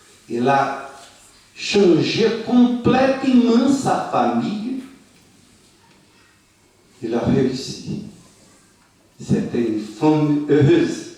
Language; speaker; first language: French; non-native, fluent; Portuguese